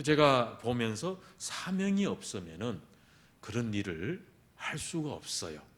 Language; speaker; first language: Korean; early bilingual, heritage; Korean